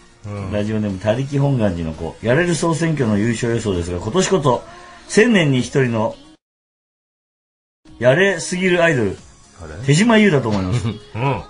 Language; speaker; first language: Japanese; native; Japanese